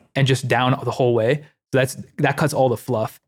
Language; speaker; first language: English; native; English